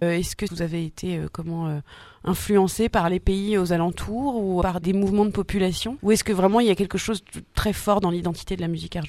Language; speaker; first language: French; native; French